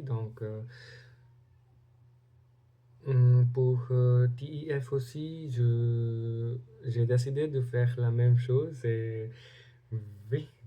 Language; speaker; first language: French; non-native, learner; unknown